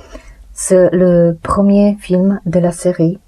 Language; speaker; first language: French; non-native, fluent; Polish